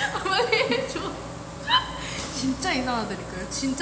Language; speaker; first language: Korean; non-native, fluent; Thai